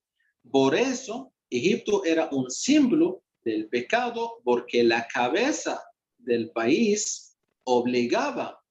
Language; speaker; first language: Spanish; non-native, fluent; Arabic